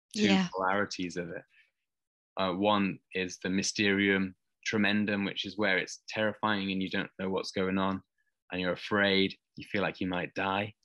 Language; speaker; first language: English; native; English